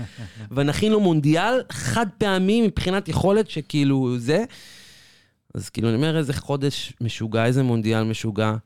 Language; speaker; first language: Hebrew; native; Hebrew